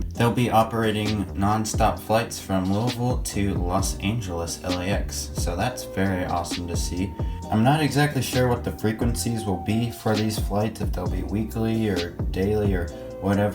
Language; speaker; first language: English; native; English